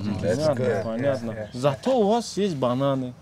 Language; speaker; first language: Russian; non-native, local second language; Tajik